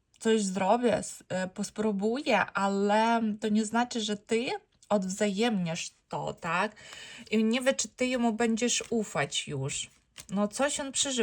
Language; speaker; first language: Polish; non-native, learner; Ukrainian